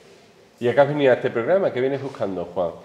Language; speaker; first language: Spanish; native; Spanish